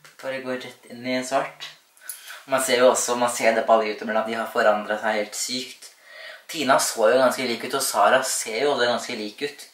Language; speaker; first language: Norwegian; native; Norwegian